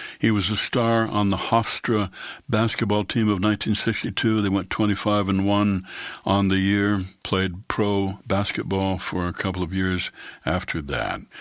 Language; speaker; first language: English; native; English